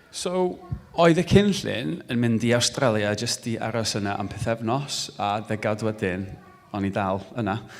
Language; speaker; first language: Welsh; non-native, local second language; English